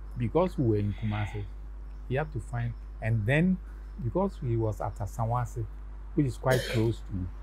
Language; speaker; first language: English; non-native, local second language; Akan